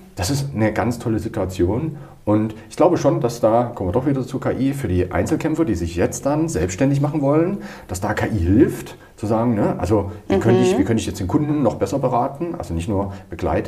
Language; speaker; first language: German; native; German